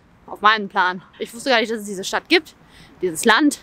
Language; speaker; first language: German; native; German